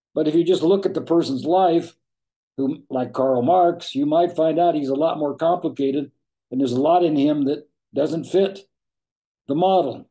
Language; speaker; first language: English; native; English